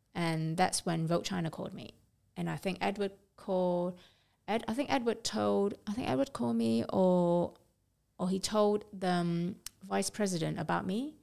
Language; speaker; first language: English; non-native, local second language; Cantonese